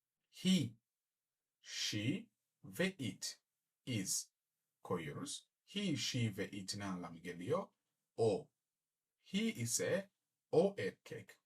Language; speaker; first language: Turkish; non-native, learner; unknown